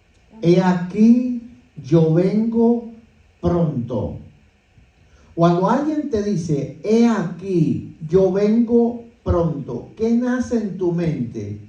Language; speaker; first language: Spanish; native; Spanish